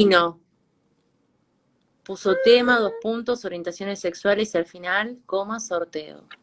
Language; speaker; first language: Spanish; native; Spanish